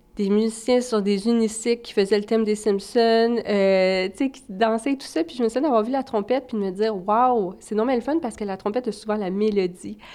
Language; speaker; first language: French; native; French